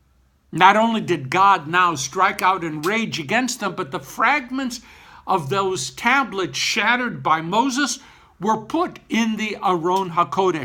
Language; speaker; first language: English; native; English